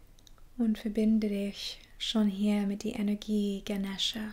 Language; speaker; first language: German; non-native, fluent; English